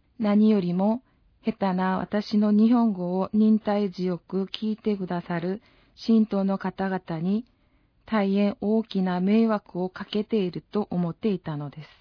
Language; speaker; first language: Japanese; non-native, fluent; Korean